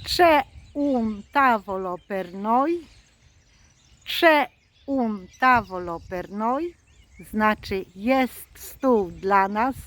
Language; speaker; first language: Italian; non-native, fluent; Polish